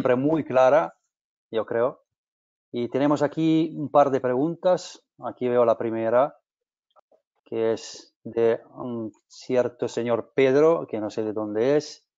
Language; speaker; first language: Spanish; non-native, fluent; Italian